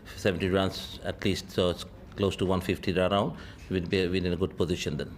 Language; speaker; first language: English; non-native, local second language; Bangla